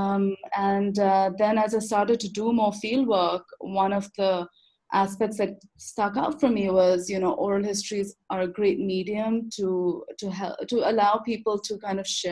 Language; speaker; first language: English; non-native, local second language; Urdu